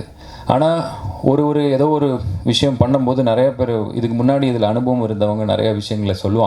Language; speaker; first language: Tamil; native; Tamil